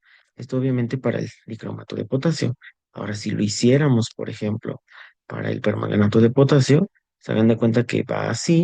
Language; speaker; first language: Spanish; native; Spanish